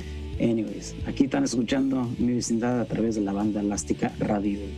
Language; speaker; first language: Spanish; early bilingual, heritage; Spanish